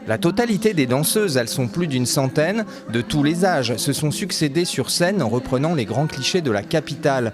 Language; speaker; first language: French; native; French